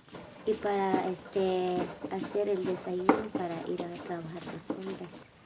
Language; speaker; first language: Spanish; non-native, local second language; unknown